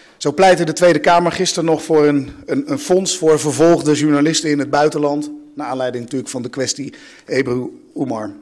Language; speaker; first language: Dutch; native; Dutch